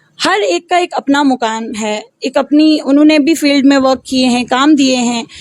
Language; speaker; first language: Hindi; non-native, local second language; Pahari-Potwari